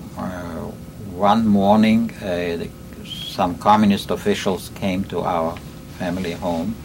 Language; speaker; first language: English; non-native, fluent; Yiddish